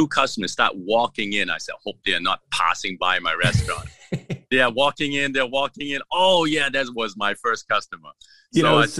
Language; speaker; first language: English; non-native, local second language; Cantonese